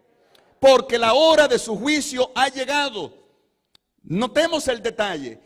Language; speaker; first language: Spanish; native; Spanish